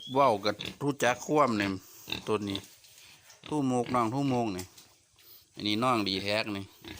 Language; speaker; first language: Thai; native; Thai